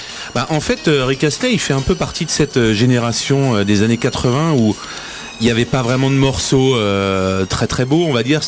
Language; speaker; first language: French; native; French